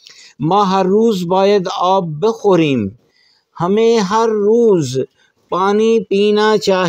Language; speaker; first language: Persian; non-native, fluent; Urdu